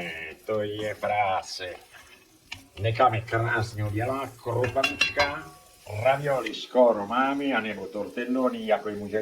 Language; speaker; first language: Czech; non-native, learner; Italian